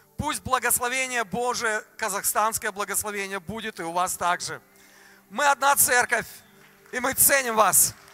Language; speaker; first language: Russian; native; Russian